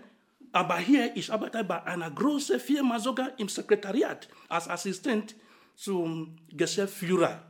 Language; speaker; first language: German; non-native, fluent; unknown